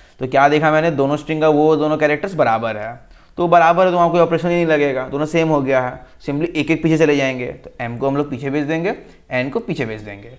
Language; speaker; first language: Hindi; native; Hindi